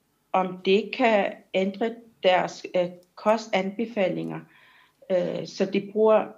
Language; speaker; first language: Danish; non-native, local second language; Kalaallisut